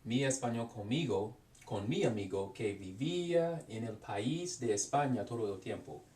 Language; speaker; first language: Spanish; non-native, learner; English